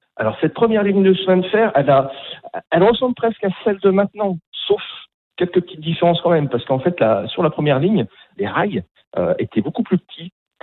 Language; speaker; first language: French; native; French